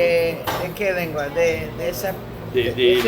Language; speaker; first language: Spanish; non-native, learner; English